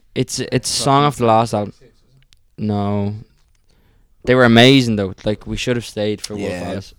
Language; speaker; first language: English; early bilingual, other home language; Italian